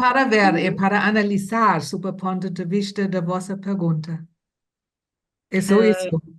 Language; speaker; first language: Portuguese; non-native, fluent; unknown